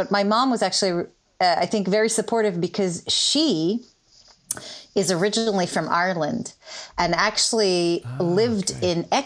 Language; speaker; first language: English; non-native, fluent; Hebrew